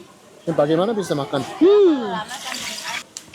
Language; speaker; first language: Indonesian; non-native, learner; Korean